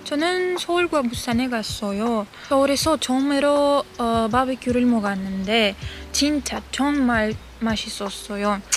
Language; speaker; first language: Korean; non-native, learner; Russian